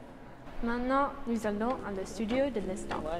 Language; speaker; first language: French; non-native, learner; English